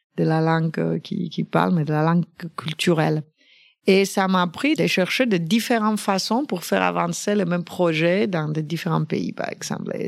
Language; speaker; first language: French; non-native, fluent; Greek